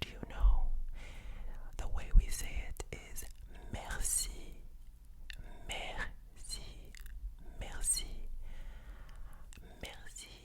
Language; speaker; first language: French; non-native, fluent; English